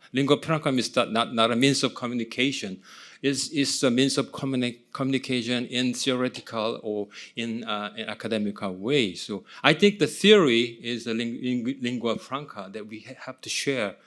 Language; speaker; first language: English; non-native, fluent; Korean